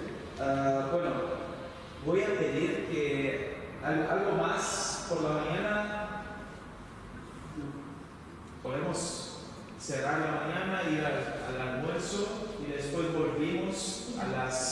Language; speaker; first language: Spanish; non-native, fluent; Portuguese